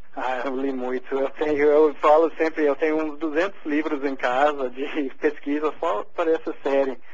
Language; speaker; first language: Portuguese; non-native, fluent; English